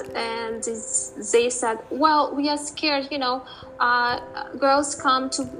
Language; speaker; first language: English; non-native, fluent; Uzbek